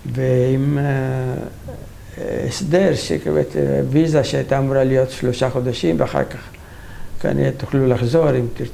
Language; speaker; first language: Hebrew; non-native, fluent; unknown